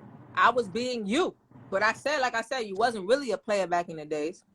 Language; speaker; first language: English; native; English